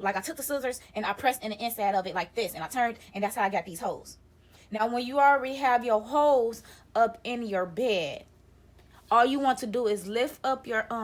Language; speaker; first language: English; native; English